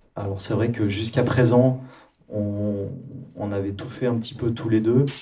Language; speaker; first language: French; native; French